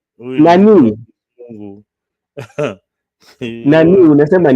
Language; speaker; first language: Swahili; non-native, local second language; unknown